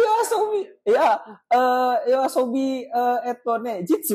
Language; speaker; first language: Japanese; non-native, learner; Indonesian